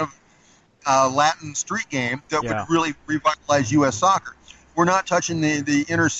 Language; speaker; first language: English; native; English